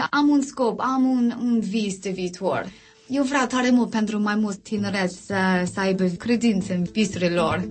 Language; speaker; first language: Romanian; non-native, learner; English